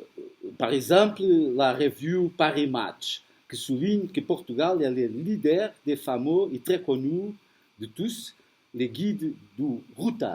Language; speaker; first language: French; non-native, fluent; Portuguese